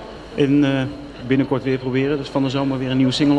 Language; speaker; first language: Dutch; native; Dutch